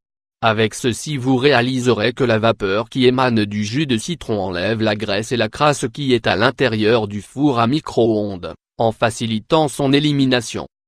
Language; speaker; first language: French; native; French